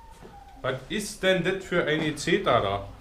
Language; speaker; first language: German; native; German